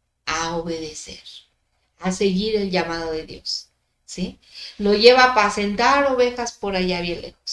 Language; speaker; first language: Spanish; native; Spanish